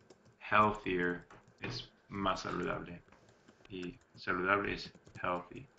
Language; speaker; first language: Spanish; non-native, learner; English